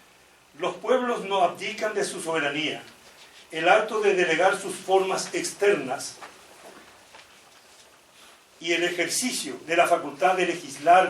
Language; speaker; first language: Spanish; native; Spanish